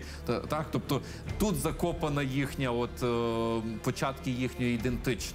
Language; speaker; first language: Ukrainian; native; Ukrainian